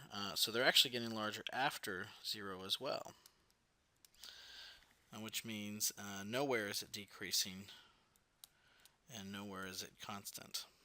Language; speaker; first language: English; native; English